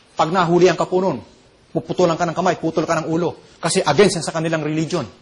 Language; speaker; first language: Filipino; non-native, local second language; Bikol